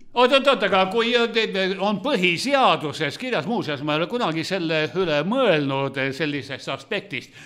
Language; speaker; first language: Estonian; non-native, local second language; Russian